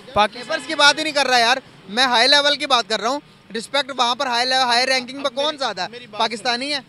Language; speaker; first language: Urdu; non-native, local second language; Punjabi